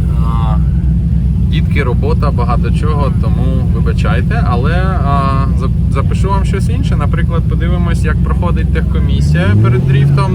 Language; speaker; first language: Ukrainian; non-native, fluent; Russian